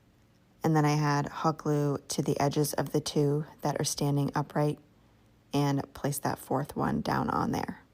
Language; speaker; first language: English; native; English